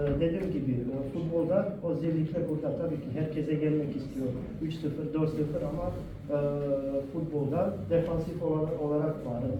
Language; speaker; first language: Turkish; non-native, fluent; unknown